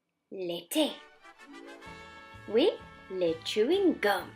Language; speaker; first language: French; non-native, learner; Spanish